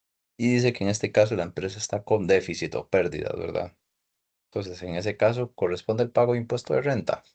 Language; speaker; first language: Spanish; native; Spanish